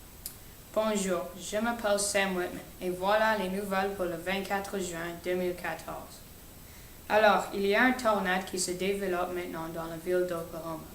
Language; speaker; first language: French; non-native, learner; English